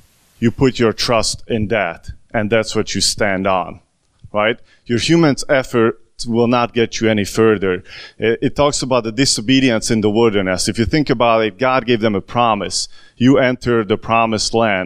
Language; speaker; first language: English; non-native, fluent; Hungarian